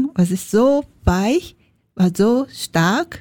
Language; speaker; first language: German; non-native, learner; Japanese